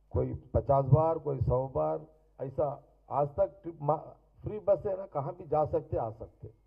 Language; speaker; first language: Hindi; non-native, local second language; Telugu